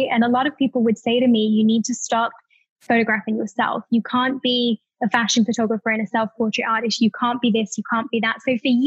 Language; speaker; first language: English; native; English